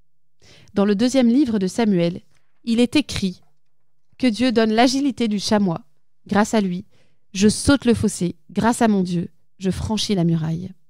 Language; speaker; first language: French; native; French